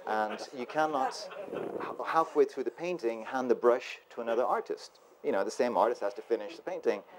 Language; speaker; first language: English; native; English